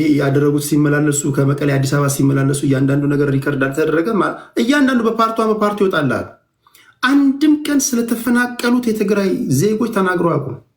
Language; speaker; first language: Amharic; native; Amharic